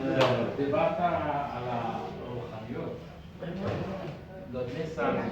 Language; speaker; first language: Hebrew; early bilingual, other home language; Persian